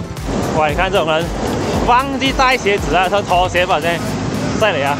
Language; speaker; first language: Chinese; native; Chinese